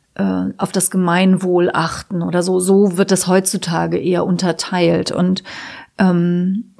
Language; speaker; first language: German; native; German